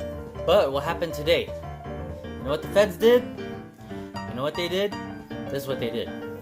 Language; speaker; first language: English; native; English